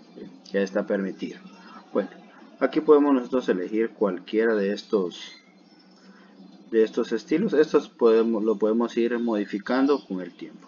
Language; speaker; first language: Spanish; native; Spanish